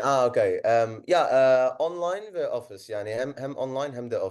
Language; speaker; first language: Turkish; non-native, learner; Arabic